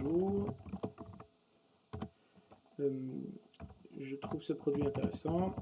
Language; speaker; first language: French; native; French